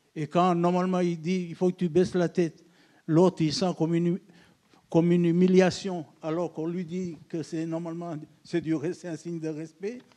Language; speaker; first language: French; non-native, local second language; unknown